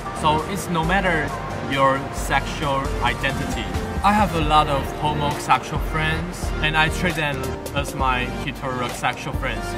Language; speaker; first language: English; non-native, fluent; Chinese